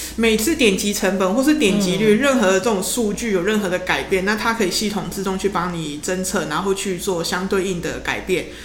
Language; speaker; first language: Chinese; non-native, local second language; Cantonese